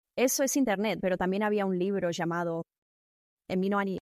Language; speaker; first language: Spanish; non-native, fluent; Chinese